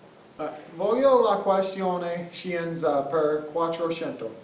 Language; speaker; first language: Italian; non-native, learner; English